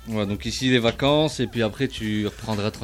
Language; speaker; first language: French; native; French